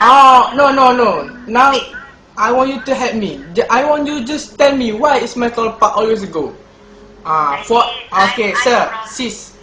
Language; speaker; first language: English; non-native, learner; Malay